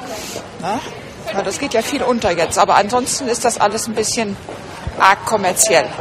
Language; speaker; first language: German; native; German